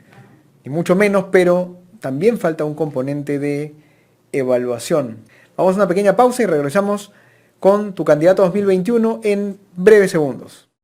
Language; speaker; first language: Spanish; native; Spanish